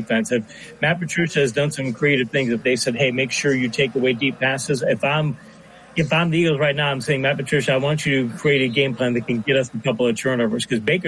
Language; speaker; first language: English; native; English